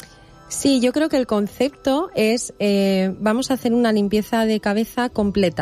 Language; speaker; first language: Spanish; native; Spanish